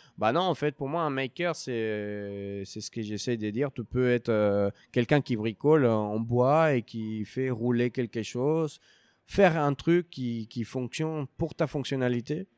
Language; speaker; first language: French; non-native, fluent; Spanish